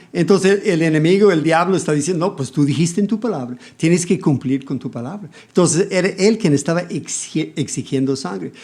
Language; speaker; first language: Spanish; non-native, fluent; English